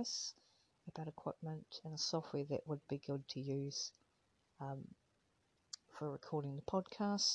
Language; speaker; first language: English; native; English